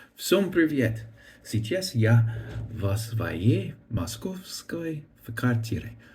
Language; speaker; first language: Russian; non-native, learner; English